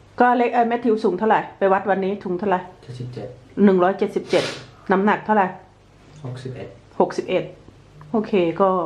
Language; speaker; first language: Thai; native; Thai